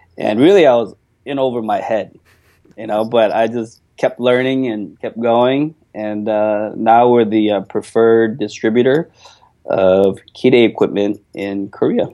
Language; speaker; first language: English; early bilingual, other home language; Korean